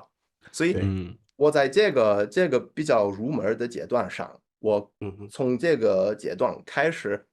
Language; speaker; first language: Chinese; non-native, fluent; English